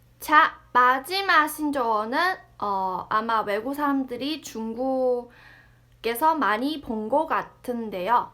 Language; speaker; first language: Korean; non-native, fluent; Chinese